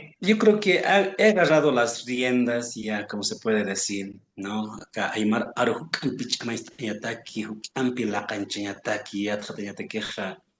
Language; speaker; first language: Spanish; non-native, local second language; Aymara